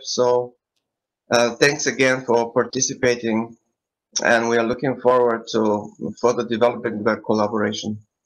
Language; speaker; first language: English; non-native, fluent; Bulgarian